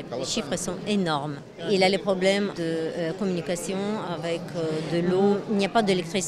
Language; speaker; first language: French; non-native, fluent; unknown